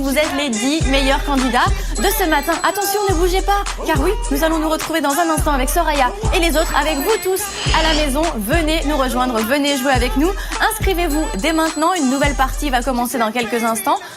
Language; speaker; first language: French; native; French